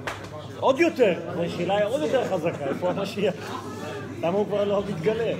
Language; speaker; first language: Hebrew; non-native, fluent; German